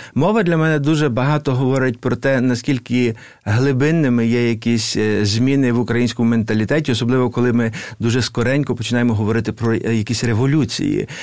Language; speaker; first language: Ukrainian; native; Ukrainian